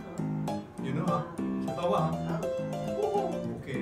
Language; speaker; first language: Vietnamese; non-native, fluent; Korean